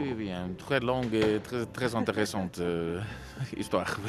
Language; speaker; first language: French; non-native, fluent; Romanian